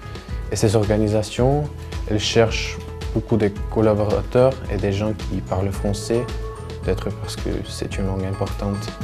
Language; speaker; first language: French; non-native, learner; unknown